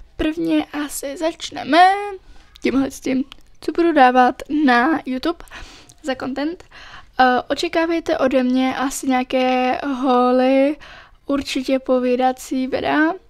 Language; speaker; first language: Czech; early bilingual, other home language; Italian